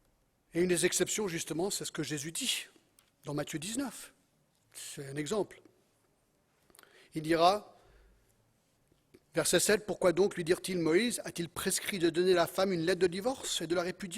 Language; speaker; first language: French; non-native, fluent; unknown